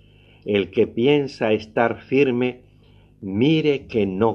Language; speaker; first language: Spanish; native; Spanish